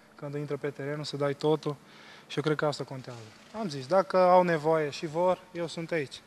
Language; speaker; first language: Romanian; non-native, fluent; Portuguese